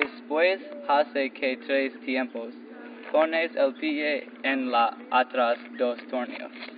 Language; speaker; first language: Spanish; non-native, learner; English